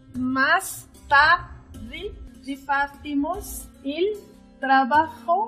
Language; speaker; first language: Spanish; non-native, learner; Arabic